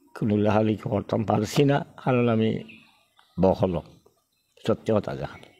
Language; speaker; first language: Bangla; native; Bangla